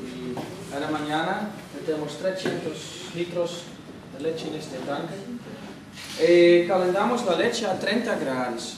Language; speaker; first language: Spanish; non-native, fluent; Dutch